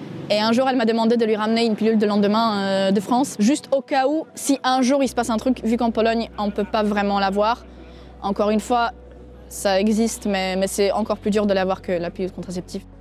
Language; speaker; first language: French; non-native, fluent; Polish